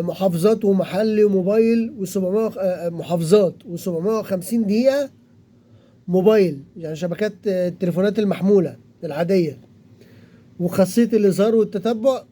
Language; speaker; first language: Arabic; native; Arabic